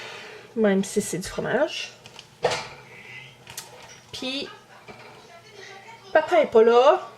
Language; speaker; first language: French; native; French